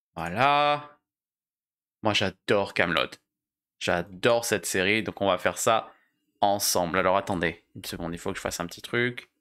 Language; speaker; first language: French; native; French